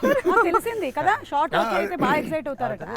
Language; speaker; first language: Telugu; native; Telugu